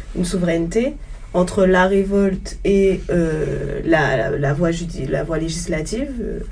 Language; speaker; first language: French; native; French